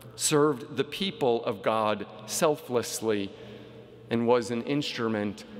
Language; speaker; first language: English; native; English